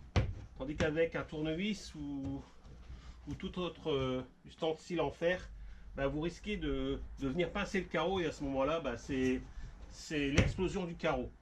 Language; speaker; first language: French; native; French